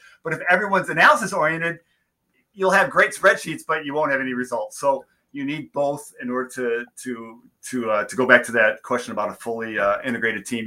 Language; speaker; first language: English; native; English